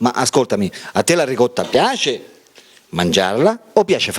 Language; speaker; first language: Italian; native; Italian